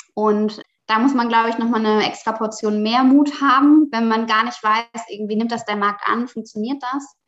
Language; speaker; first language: German; native; German